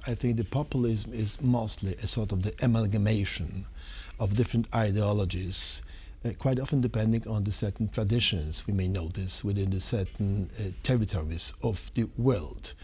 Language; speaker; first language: English; non-native, fluent; Polish